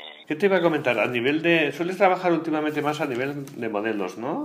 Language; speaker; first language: Spanish; native; Spanish